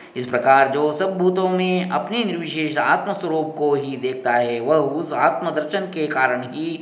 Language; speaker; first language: Hindi; non-native, local second language; Kannada